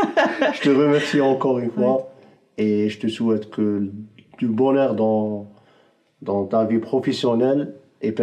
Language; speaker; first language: French; non-native, fluent; Arabic